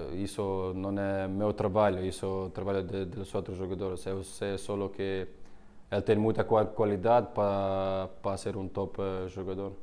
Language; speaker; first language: Portuguese; non-native, learner; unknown